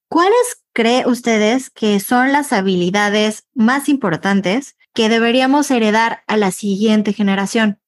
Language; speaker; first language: Spanish; native; Spanish